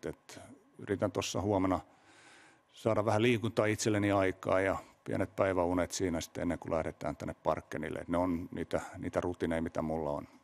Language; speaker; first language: Finnish; native; Finnish